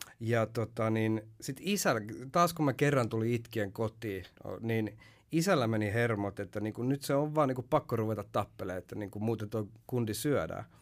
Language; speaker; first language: Finnish; early bilingual, heritage; Finnish